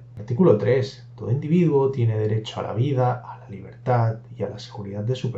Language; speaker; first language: Spanish; native; Spanish